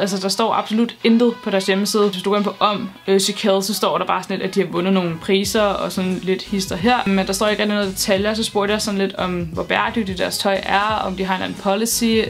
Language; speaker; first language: Danish; native; Danish